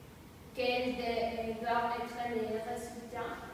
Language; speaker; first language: French; non-native, learner; Spanish